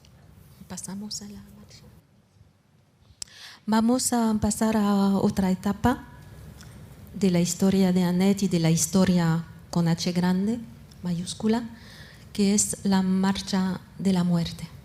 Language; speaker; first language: Spanish; early bilingual, heritage; Ladino